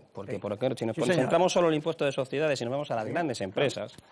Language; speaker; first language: Spanish; native; Spanish